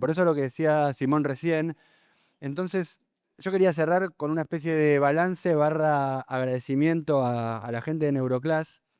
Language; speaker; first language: Spanish; native; Spanish